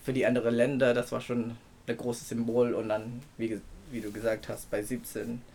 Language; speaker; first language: German; non-native, fluent; Filipino